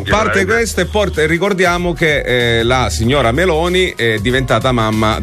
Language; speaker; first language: Italian; native; Italian